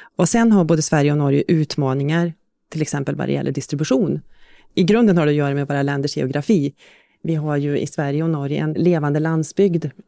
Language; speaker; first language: Swedish; native; Swedish